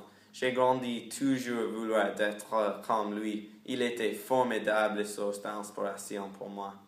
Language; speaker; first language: French; non-native, learner; English